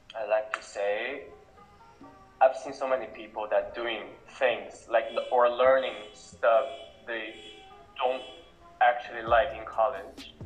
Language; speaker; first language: English; non-native, local second language; Cantonese